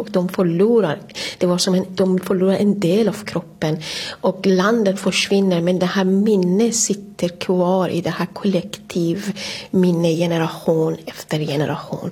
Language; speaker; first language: Swedish; non-native, fluent; Persian